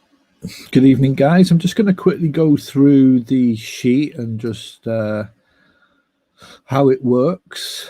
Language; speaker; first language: English; native; English